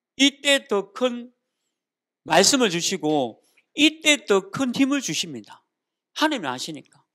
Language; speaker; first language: Korean; native; Korean